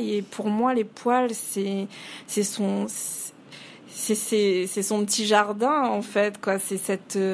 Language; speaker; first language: French; native; French